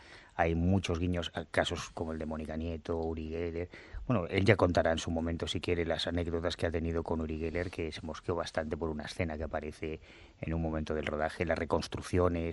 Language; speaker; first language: Spanish; native; Spanish